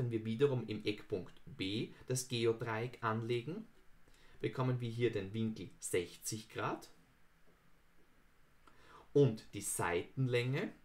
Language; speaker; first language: German; native; German